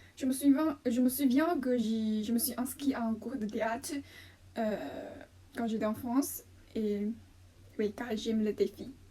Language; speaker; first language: French; non-native, fluent; Chinese